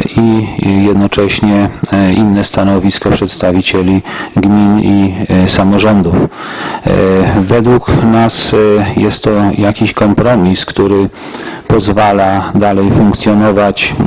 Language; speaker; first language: Polish; native; Polish